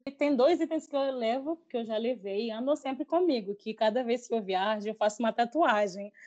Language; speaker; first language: Portuguese; native; Portuguese